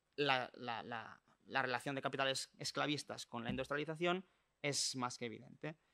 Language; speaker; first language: Spanish; native; Spanish